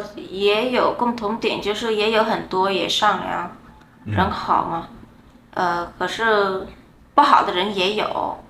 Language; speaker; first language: Chinese; non-native, fluent; Vietnamese